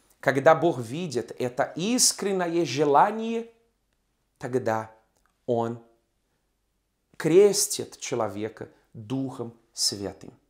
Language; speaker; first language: Russian; non-native, fluent; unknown